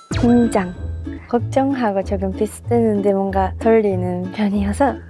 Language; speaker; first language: Korean; non-native, learner; Japanese